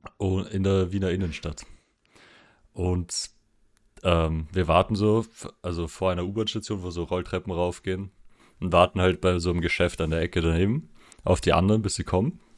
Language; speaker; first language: German; native; German